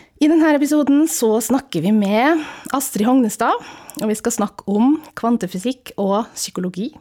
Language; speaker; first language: Norwegian; native; Norwegian